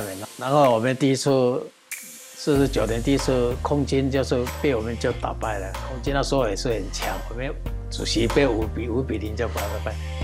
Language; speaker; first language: Chinese; native; Chinese